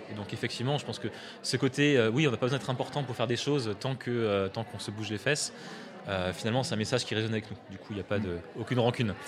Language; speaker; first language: French; native; French